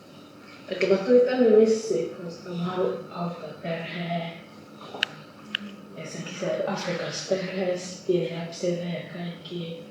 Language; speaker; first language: Finnish; non-native, fluent; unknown